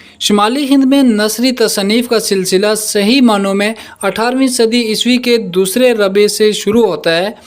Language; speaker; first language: Urdu; native; Urdu